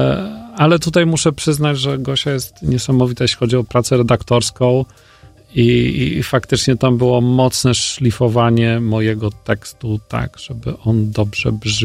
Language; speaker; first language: Polish; native; Polish